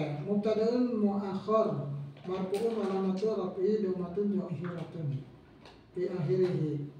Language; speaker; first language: Arabic; non-native, learner; Indonesian